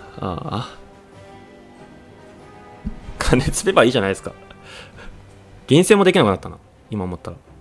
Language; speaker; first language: Japanese; native; Japanese